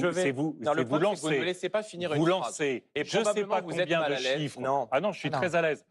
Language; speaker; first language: French; native; French